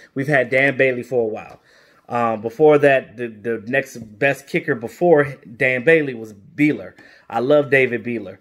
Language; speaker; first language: English; native; English